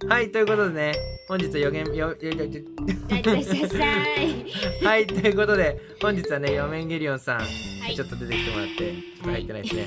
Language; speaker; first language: Japanese; native; Japanese